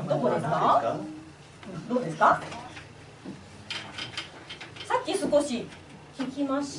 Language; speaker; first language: Japanese; non-native, fluent; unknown